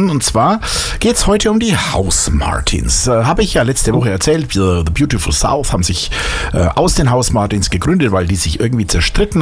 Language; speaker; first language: German; native; German